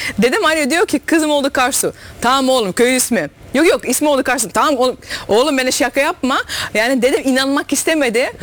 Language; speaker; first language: Turkish; early bilingual, heritage; Dutch